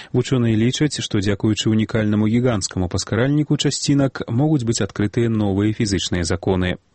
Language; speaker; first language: Belarusian; native; Belarusian